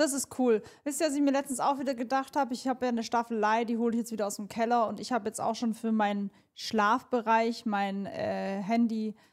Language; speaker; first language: German; native; German